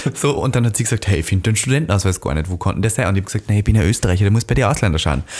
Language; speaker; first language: German; native; German